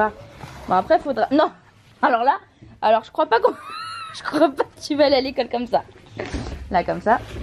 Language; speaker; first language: French; native; French